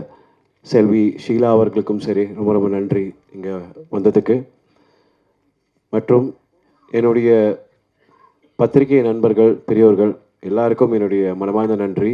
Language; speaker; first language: Tamil; native; Tamil